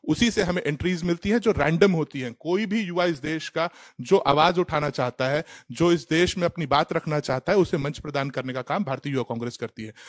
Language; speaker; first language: Hindi; native; Hindi